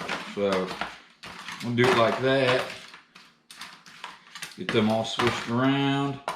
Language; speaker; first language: English; native; English